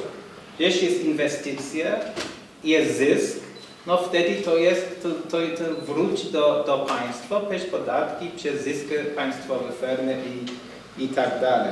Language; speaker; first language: Polish; non-native, fluent; English